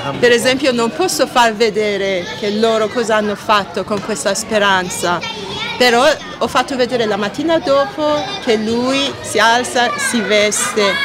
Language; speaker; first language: Italian; non-native, fluent; Persian